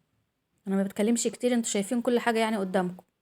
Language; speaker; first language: Arabic; native; Arabic